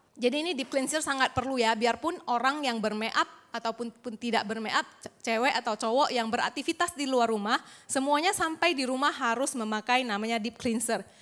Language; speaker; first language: Indonesian; native; Indonesian